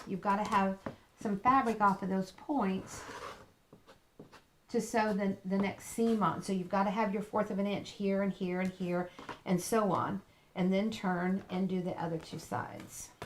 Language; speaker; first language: English; native; English